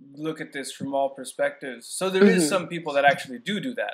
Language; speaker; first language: English; native; English